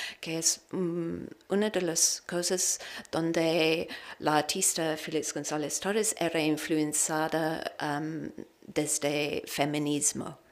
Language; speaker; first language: Spanish; non-native, learner; English